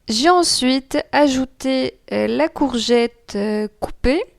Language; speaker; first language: French; non-native, local second language; Arabic